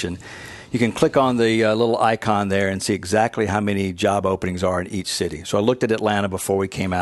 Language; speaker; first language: English; native; English